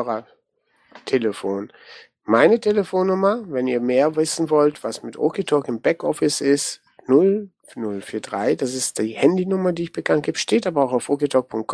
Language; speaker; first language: German; native; German